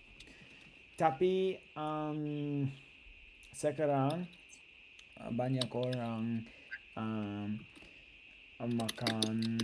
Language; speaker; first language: Indonesian; non-native, learner; English